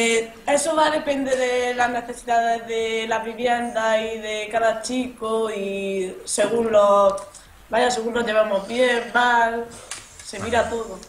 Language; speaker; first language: Spanish; native; Spanish